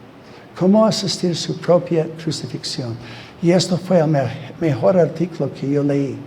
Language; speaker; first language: Spanish; non-native, fluent; English